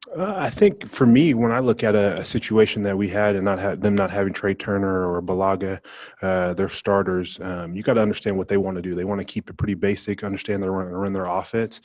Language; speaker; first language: English; native; English